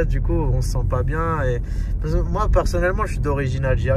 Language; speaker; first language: French; early bilingual, other home language; Arabic